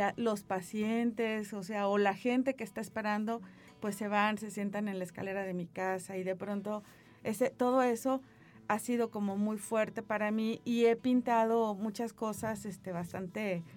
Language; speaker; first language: Spanish; native; Spanish